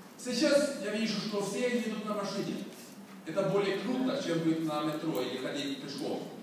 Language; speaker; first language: Russian; non-native, learner; Swedish